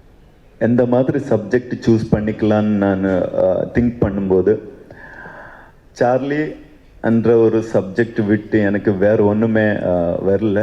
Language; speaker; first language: Tamil; non-native, learner; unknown